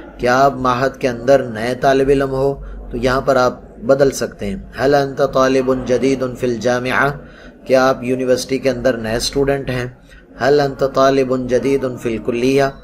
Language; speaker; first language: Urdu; non-native, local second language; Punjabi